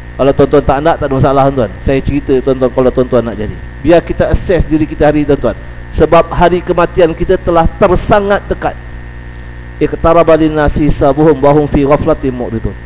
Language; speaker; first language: Malay; native; Malay